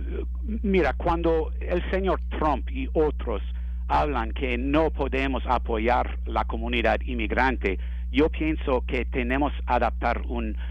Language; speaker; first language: Spanish; non-native, learner; English